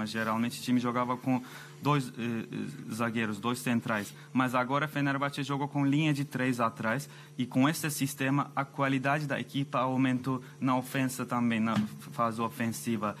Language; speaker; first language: Portuguese; non-native, fluent; Turkish